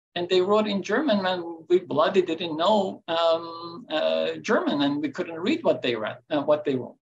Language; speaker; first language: English; non-native, fluent; Turkish